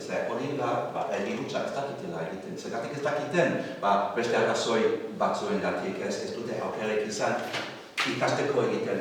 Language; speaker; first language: Basque; non-native, fluent; English